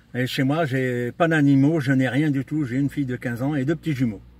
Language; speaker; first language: French; native; French